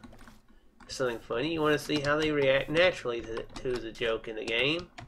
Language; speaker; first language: English; native; English